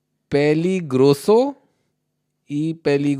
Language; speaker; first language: Spanish; non-native, learner; Hindi